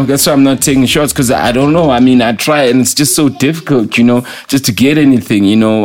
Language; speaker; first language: English; non-native, local second language; Zulu